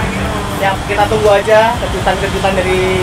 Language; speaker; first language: Indonesian; native; Indonesian